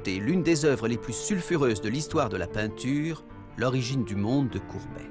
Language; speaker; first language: French; native; French